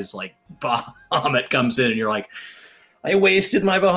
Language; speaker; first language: English; native; English